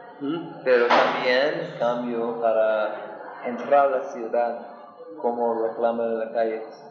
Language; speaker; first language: Spanish; non-native, learner; English